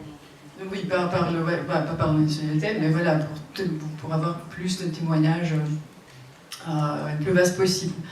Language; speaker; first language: French; non-native, fluent; Russian